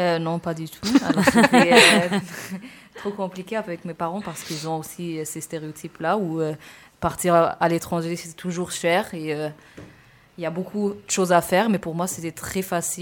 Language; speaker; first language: French; non-native, fluent; Arabic